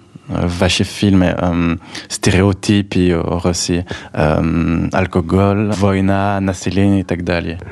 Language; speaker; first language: Russian; non-native, learner; French